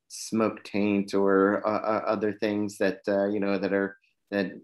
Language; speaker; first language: English; native; English